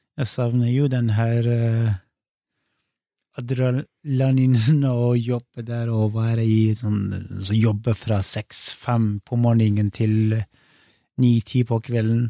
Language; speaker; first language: Norwegian; non-native, fluent; Kurdish